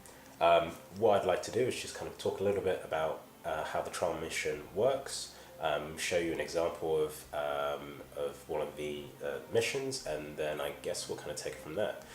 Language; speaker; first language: English; native; English